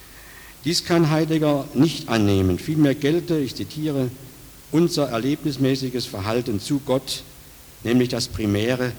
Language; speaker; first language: German; native; German